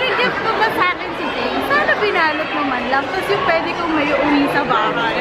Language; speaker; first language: Filipino; native; Filipino